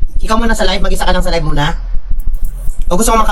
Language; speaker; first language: Filipino; native; Filipino